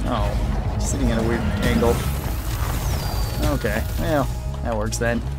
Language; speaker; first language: English; native; English